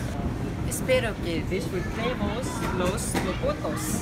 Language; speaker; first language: Spanish; non-native, learner; English